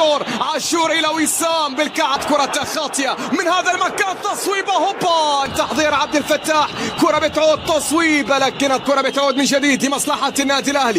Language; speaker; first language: Arabic; native; Arabic